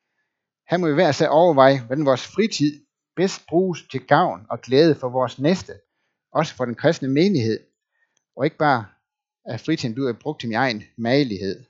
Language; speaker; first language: Danish; native; Danish